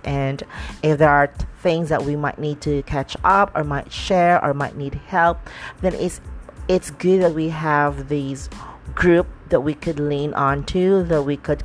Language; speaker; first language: English; non-native, local second language; Cebuano